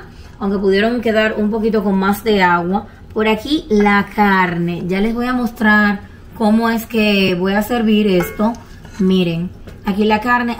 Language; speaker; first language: Spanish; native; Spanish